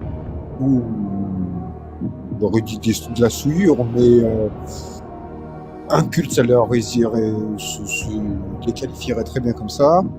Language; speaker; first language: French; native; French